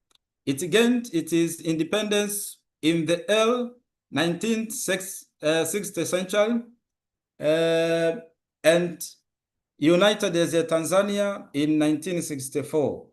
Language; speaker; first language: English; non-native, local second language; Swahili